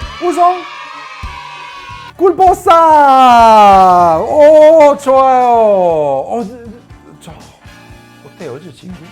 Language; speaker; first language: Korean; non-native, learner; Italian